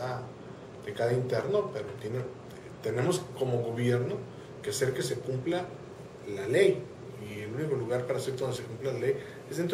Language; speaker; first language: Spanish; native; Spanish